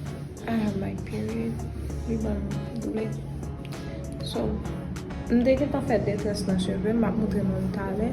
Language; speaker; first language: French; non-native, learner; Haitian Creole